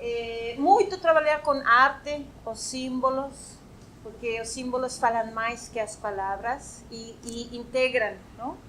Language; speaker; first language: Portuguese; non-native, fluent; Spanish